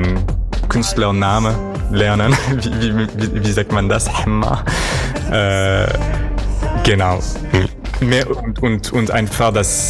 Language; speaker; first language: German; non-native, learner; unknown